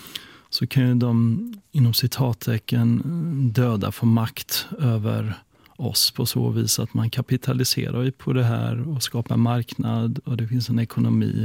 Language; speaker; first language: Swedish; native; Swedish